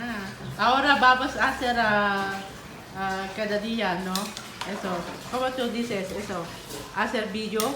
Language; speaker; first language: Spanish; non-native, learner; Filipino